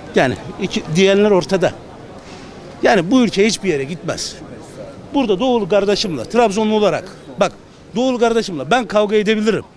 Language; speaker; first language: Turkish; native; Turkish